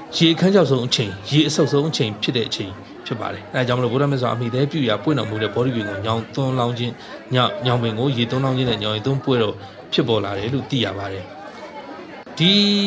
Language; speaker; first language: Burmese; native; Burmese